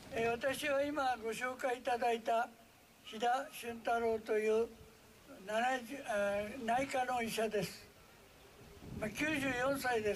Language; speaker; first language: Japanese; native; Japanese